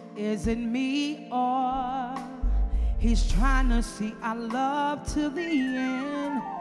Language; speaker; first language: English; native; English